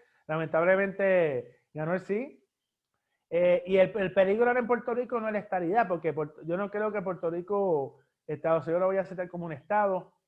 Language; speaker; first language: Spanish; native; Spanish